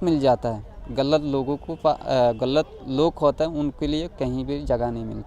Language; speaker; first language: Hindi; non-native, fluent; Rohingya